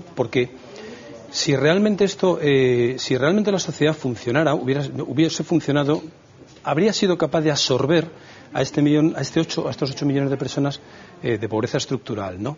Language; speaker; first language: Spanish; native; Spanish